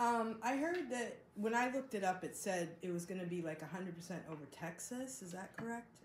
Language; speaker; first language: English; native; English